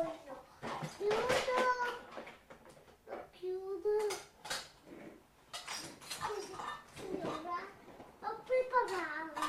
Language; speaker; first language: Italian; early bilingual, heritage; Italian